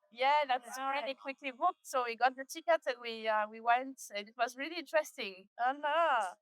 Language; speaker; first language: English; non-native, learner; French